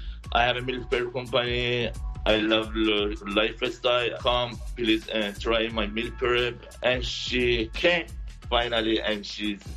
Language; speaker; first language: English; non-native, fluent; Persian